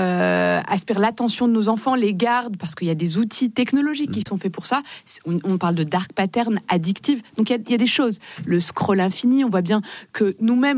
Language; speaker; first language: French; native; French